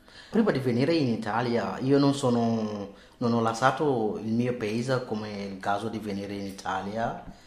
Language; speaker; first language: Italian; non-native, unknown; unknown